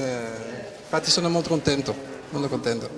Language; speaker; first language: Italian; non-native, learner; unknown